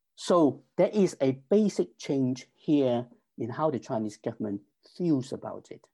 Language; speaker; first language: English; non-native, local second language; Cantonese